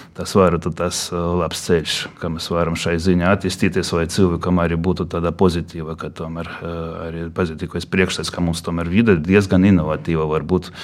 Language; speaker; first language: Latvian; non-native, local second language; Russian